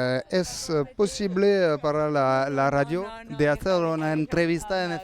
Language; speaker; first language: Spanish; non-native, learner; French